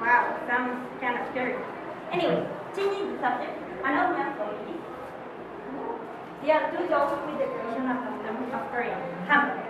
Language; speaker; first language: English; non-native, learner; Spanish